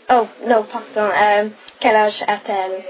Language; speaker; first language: French; non-native, learner; English